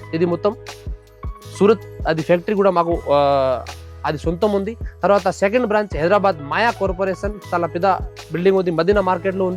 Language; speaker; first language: Telugu; non-native, local second language; Urdu